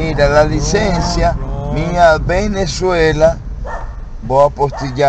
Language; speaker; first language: Portuguese; non-native, learner; Spanish